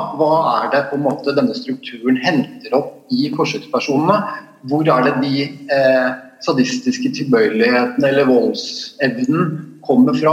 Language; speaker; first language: Norwegian; native; Norwegian